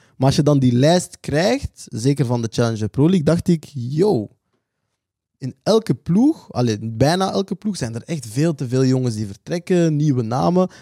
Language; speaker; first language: Dutch; native; Dutch